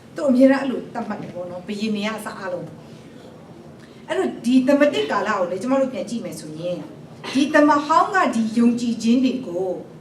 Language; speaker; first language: Burmese; non-native, local second language; Kachin